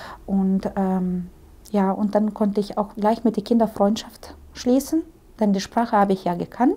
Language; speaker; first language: German; early bilingual, heritage; Russian